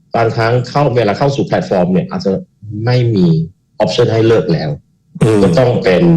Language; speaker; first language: Thai; non-native, fluent; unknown